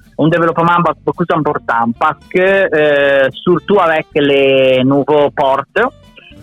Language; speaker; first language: French; non-native, learner; Italian